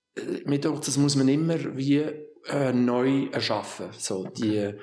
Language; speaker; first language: German; native; German